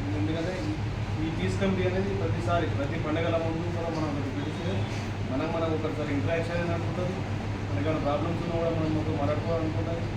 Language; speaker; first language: Telugu; native; Telugu